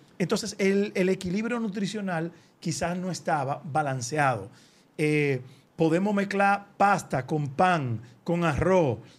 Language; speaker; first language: Spanish; native; Spanish